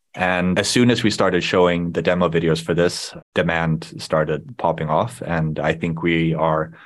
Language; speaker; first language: English; non-native, fluent; Swedish